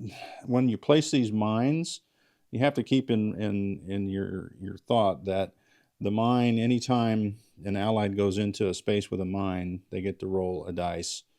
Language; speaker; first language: English; native; English